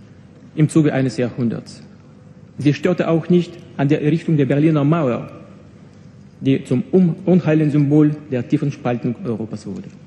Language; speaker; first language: German; non-native, fluent; Russian